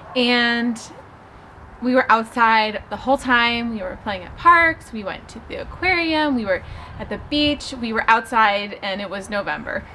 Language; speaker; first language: English; native; English